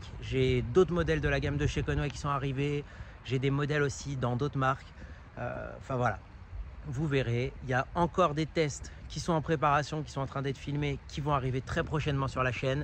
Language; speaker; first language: French; native; French